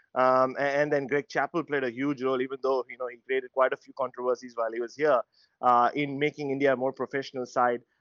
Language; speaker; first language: English; non-native, local second language; Tamil